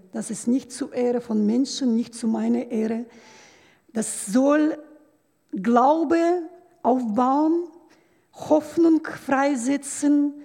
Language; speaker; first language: German; non-native, fluent; Russian